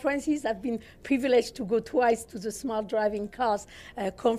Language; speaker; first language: English; non-native, fluent; French